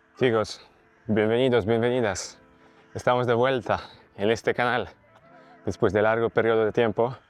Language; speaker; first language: Spanish; non-native, fluent; Polish